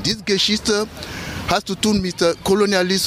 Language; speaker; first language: German; non-native, learner; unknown